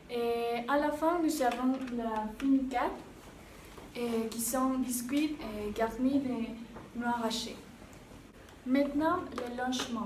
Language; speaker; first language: French; non-native, learner; Spanish